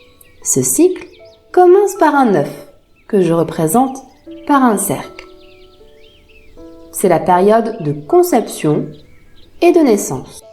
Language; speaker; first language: French; native; French